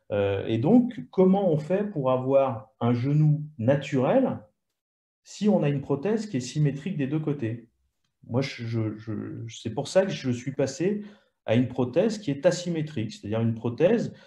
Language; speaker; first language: French; native; French